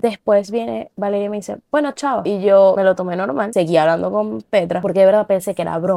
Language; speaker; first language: Spanish; native; Spanish